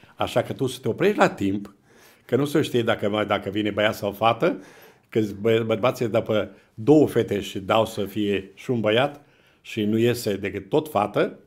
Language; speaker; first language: Romanian; native; Romanian